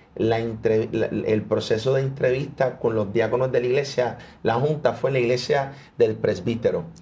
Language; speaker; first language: Spanish; early bilingual, heritage; Spanish